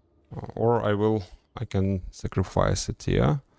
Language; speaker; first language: English; non-native, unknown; Ukrainian